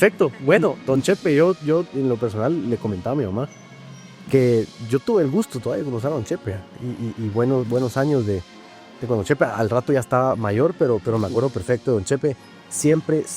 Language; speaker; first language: Spanish; native; Spanish